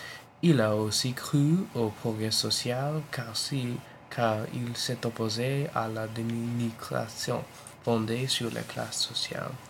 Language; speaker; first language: French; non-native, learner; English